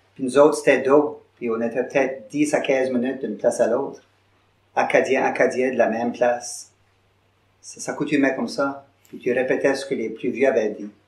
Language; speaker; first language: French; native; French